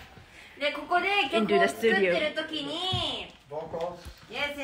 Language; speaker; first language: Japanese; native; Japanese